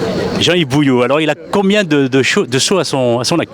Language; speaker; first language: French; native; French